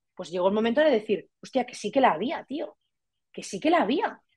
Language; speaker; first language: Spanish; native; Spanish